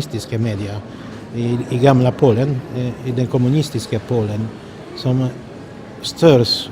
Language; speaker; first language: Swedish; non-native, fluent; Polish